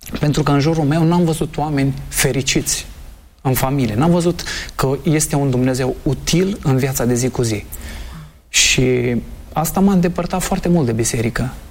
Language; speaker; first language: Romanian; native; Romanian